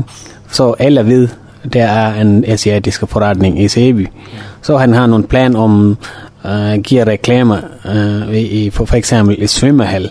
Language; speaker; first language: Danish; non-native, learner; Tamil